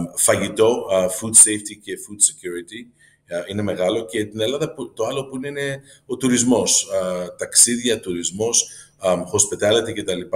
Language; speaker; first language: Greek; early bilingual, heritage; Greek